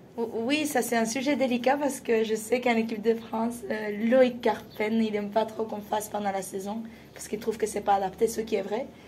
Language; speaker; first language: French; non-native, fluent; Spanish